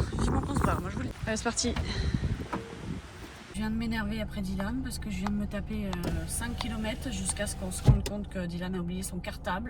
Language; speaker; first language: French; native; French